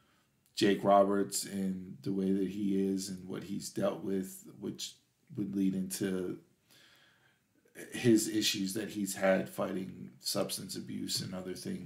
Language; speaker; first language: English; native; English